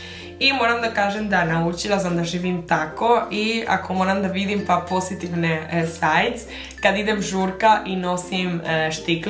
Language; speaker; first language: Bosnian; early bilingual, heritage; Spanish